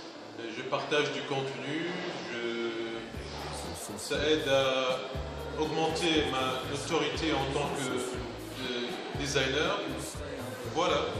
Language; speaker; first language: French; non-native, local second language; Arabic